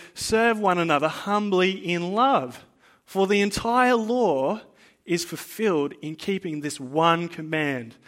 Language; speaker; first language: English; native; English